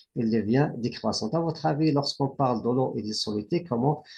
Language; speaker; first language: French; non-native, local second language; Arabic